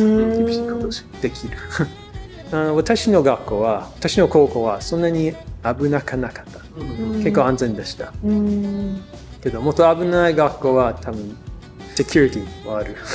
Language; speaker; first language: Japanese; non-native, learner; English